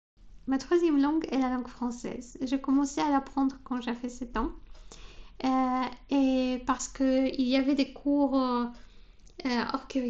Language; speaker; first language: French; non-native, fluent; Polish